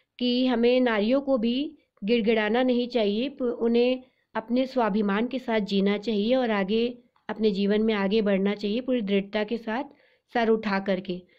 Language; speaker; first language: Hindi; native; Hindi